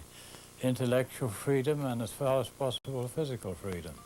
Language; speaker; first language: English; native; English